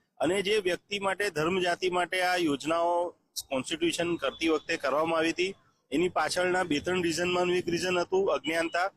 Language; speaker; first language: Gujarati; native; Gujarati